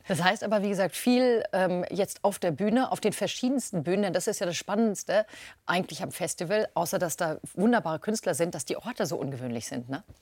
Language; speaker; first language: German; native; German